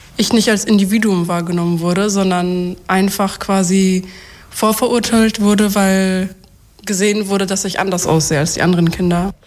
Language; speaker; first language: German; early bilingual, other home language; Kurdish